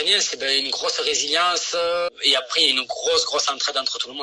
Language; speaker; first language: French; native; French